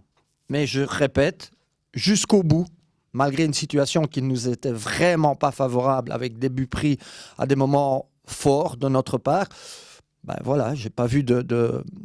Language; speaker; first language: French; native; French